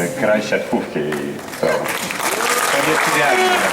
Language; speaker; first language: Polish; non-native, learner; French